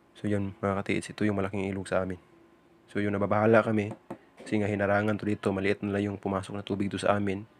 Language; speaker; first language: Filipino; non-native, local second language; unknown